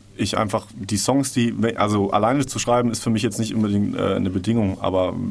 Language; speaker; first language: German; native; German